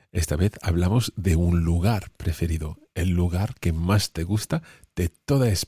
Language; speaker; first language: Spanish; non-native, fluent; English